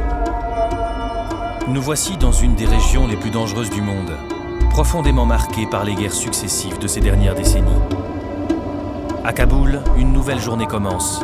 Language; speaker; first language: French; native; French